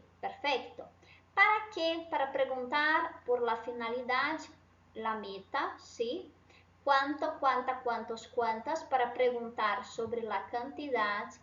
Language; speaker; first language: Spanish; non-native, fluent; Portuguese